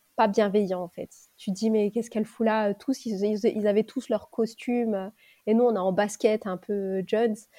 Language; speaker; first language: French; native; French